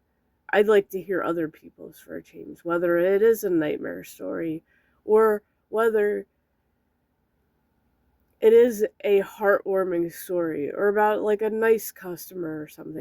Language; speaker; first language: English; native; English